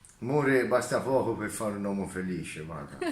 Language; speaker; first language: Italian; non-native, fluent; Thai